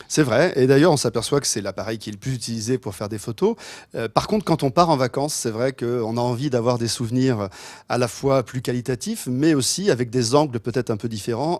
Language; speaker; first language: French; native; French